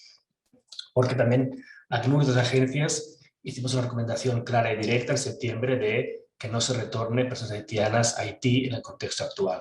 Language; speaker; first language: Spanish; native; Spanish